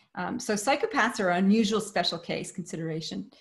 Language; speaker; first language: English; native; English